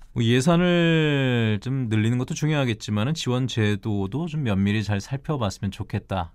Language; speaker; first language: Korean; native; Korean